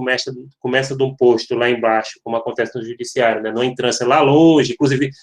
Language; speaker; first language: Portuguese; native; Portuguese